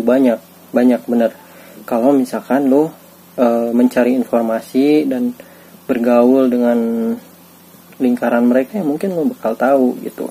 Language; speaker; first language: Indonesian; native; Indonesian